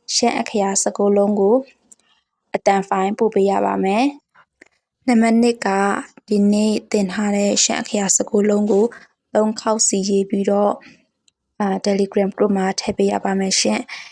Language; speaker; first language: Burmese; non-native, local second language; Shan